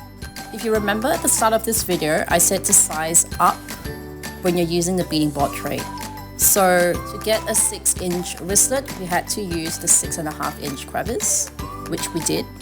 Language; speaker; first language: English; native; English